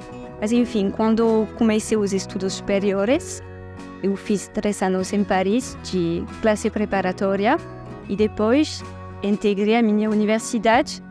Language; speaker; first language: Portuguese; non-native, fluent; French